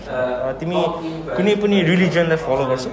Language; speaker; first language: Nepali; early bilingual, heritage; Nepali